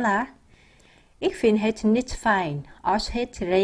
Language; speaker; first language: Dutch; non-native, fluent; Vietnamese